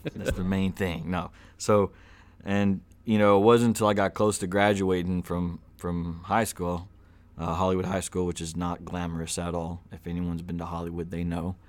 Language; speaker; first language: English; native; English